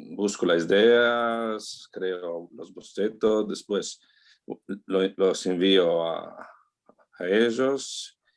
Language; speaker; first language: Spanish; non-native, learner; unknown